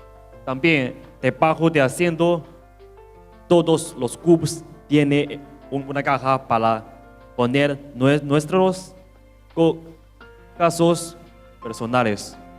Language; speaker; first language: Spanish; non-native, learner; Chinese